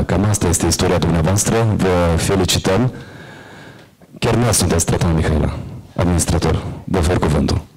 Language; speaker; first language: Romanian; native; Romanian